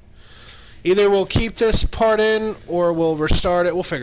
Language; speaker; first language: English; native; English